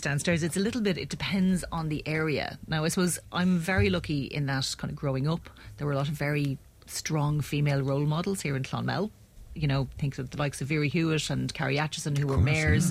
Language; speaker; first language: English; native; English